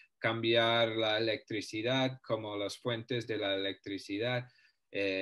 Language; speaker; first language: Spanish; non-native, fluent; English